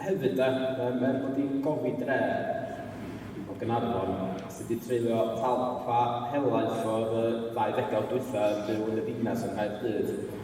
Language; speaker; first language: Welsh; native; Welsh